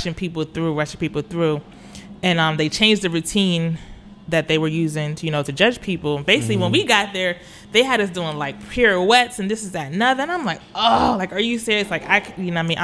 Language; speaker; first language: English; native; English